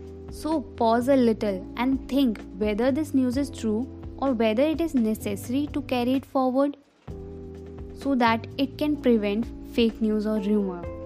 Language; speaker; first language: English; non-native, local second language; Hindi